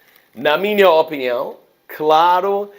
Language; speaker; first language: Portuguese; non-native, fluent; German